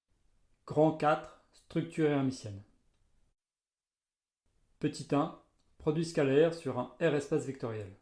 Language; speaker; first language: French; native; French